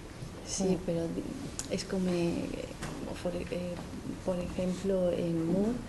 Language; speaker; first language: Italian; non-native, learner; Spanish